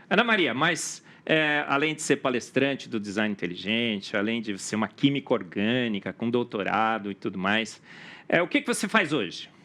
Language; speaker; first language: Portuguese; native; Portuguese